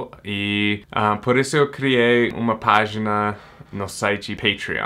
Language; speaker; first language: Portuguese; non-native, fluent; English